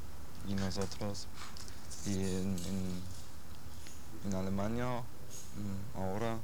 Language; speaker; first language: Spanish; non-native, learner; German